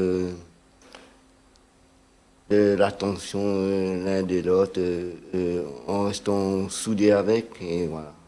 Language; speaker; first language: French; non-native, local second language; Réunion Creole French